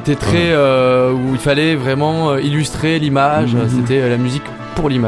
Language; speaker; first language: French; native; French